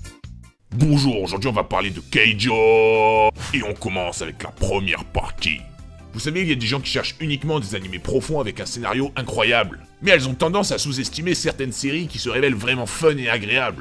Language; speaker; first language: French; native; French